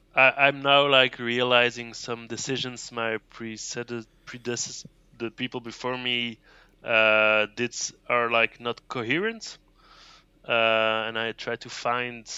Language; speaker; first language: English; non-native, fluent; Dutch